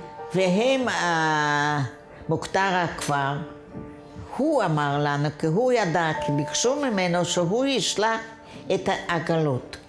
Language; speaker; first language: Hebrew; non-native, fluent; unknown